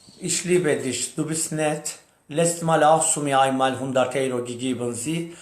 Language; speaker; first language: German; non-native, learner; Turkish